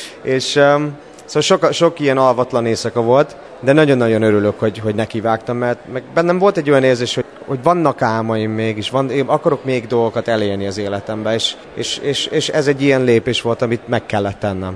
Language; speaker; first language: Hungarian; non-native, fluent; English